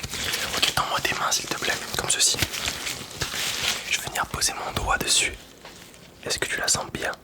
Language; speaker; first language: French; native; French